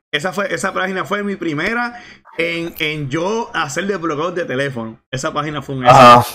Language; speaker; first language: Spanish; native; Spanish